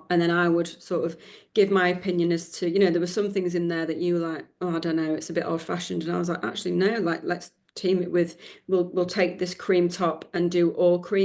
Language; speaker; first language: English; native; English